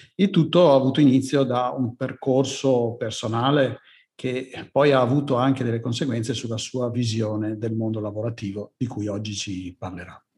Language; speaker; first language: Italian; native; Italian